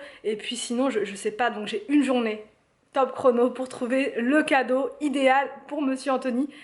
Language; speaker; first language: French; native; French